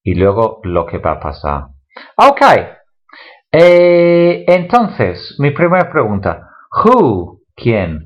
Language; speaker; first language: Spanish; non-native, fluent; English